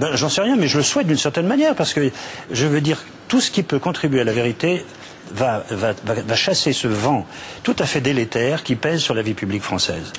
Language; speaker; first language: French; native; French